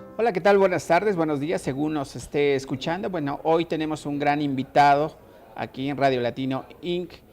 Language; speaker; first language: Spanish; native; Spanish